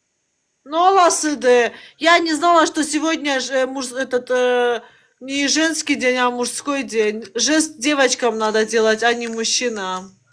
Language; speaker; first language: Russian; non-native, local second language; Azerbaijani